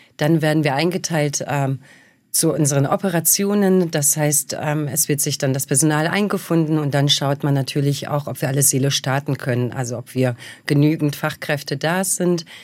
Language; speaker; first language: German; early bilingual, other home language; Bosnian